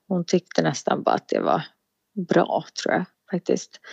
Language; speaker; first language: Swedish; native; Swedish